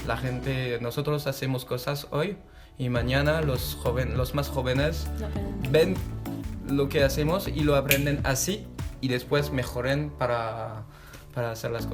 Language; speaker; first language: Spanish; non-native, fluent; French